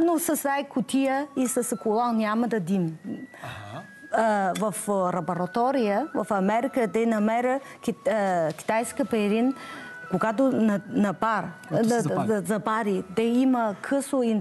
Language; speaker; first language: Bulgarian; non-native, learner; Chinese